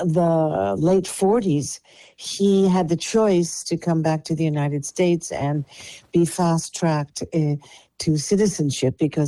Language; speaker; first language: English; non-native, local second language; Polish